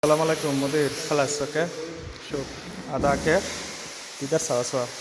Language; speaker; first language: Arabic; non-native, learner; Bangla